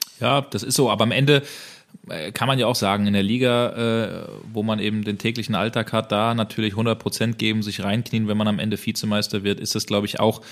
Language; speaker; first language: German; native; German